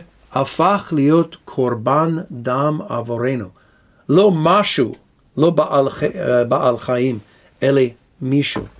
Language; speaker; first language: Hebrew; non-native, fluent; English